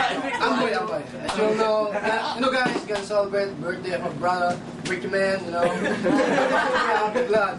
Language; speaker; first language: English; non-native, local second language; Filipino